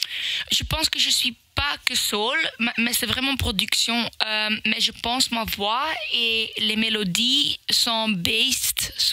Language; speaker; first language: French; non-native, local second language; Dutch